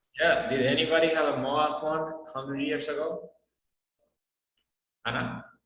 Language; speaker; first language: English; non-native, fluent; Spanish